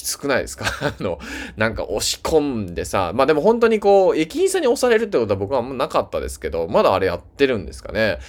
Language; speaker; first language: Japanese; native; Japanese